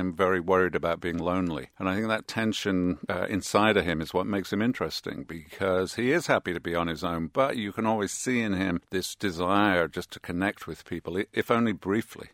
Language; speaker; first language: English; native; English